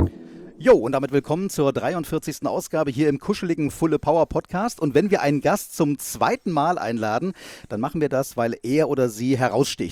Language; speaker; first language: German; native; German